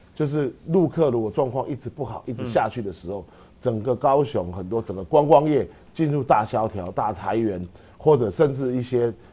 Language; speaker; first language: Chinese; native; Chinese